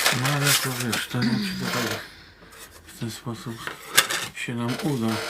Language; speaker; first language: Polish; native; Polish